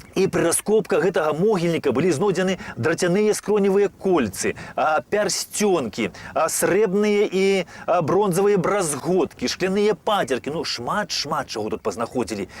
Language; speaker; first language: Belarusian; native; Belarusian